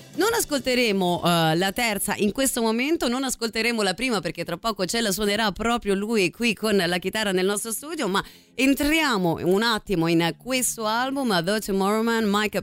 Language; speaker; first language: Italian; native; Italian